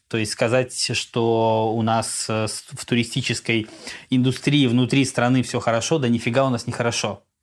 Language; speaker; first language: Russian; native; Russian